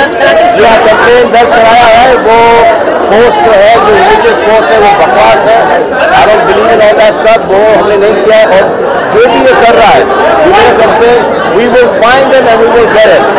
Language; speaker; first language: Hindi; native; Hindi